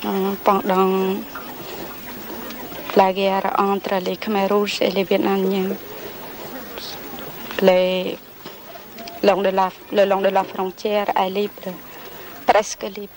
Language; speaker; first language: French; non-native, fluent; Khmer